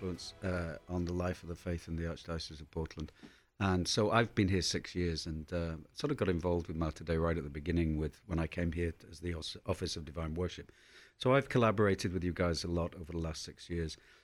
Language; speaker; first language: English; native; English